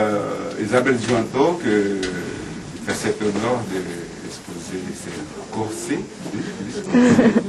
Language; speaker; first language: French; non-native, fluent; Portuguese